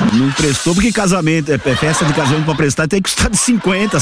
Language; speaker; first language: Portuguese; native; Portuguese